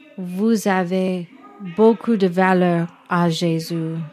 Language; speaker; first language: French; non-native, learner; English